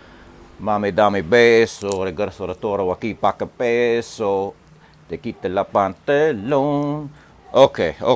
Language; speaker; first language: Spanish; non-native, learner; English